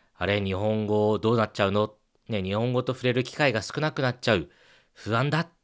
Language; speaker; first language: Japanese; non-native, fluent; Chinese